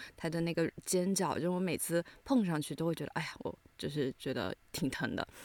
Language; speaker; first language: Chinese; native; Chinese